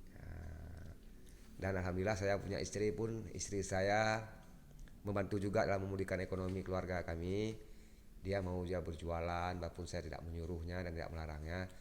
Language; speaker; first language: Indonesian; non-native, local second language; Achinese